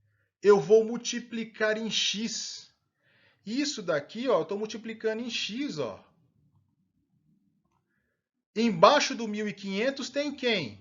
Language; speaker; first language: Portuguese; native; Portuguese